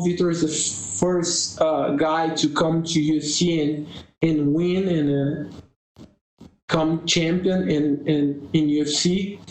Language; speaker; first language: English; non-native, learner; Portuguese